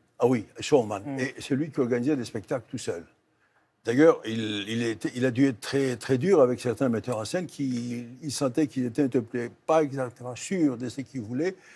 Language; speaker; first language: French; non-native, fluent; Greek